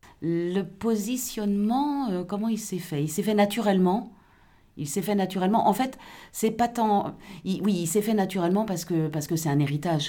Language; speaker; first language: French; native; French